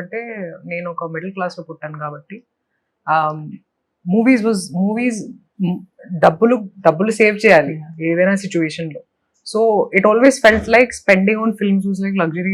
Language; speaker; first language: Telugu; non-native, fluent; Hindi